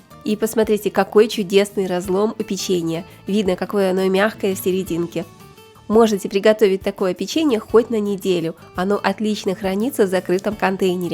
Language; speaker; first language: Russian; native; Russian